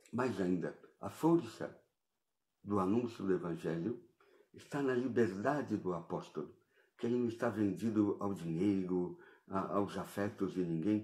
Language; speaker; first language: Portuguese; native; Portuguese